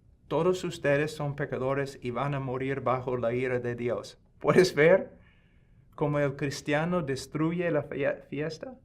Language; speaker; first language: Spanish; non-native, fluent; English